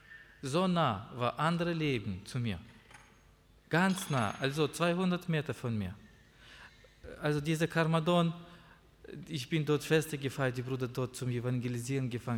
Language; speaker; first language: German; non-native, learner; Russian